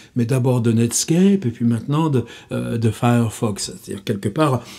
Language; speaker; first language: French; native; French